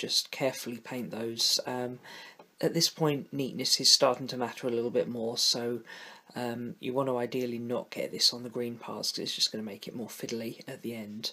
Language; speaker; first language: English; native; English